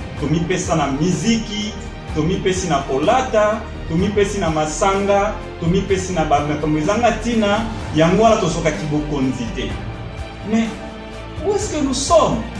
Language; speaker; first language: Lingala; native; Lingala